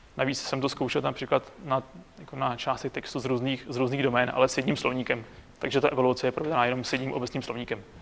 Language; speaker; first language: Czech; native; Czech